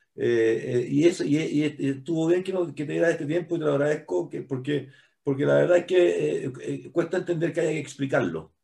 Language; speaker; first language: Spanish; native; Spanish